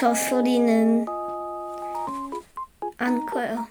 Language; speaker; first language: Korean; early bilingual, heritage; English